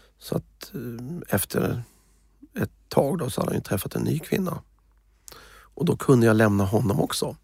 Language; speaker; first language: Swedish; native; Swedish